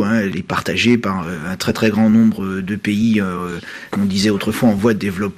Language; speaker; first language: French; native; French